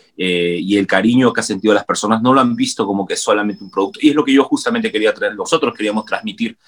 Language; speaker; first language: Spanish; native; Spanish